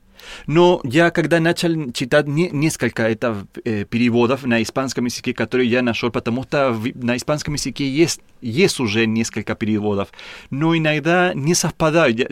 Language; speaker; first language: Russian; non-native, learner; Spanish